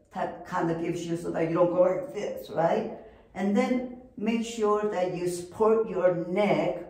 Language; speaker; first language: English; non-native, fluent; Korean